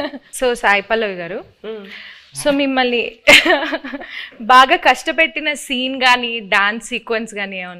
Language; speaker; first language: Telugu; native; Telugu